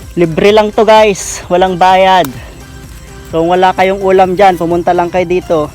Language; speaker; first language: Filipino; non-native, local second language; Iloko